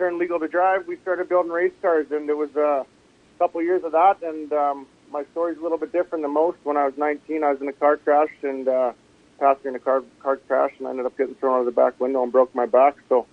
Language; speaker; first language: English; native; English